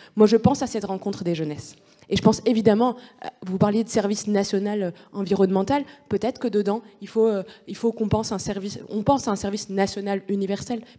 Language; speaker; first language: French; native; French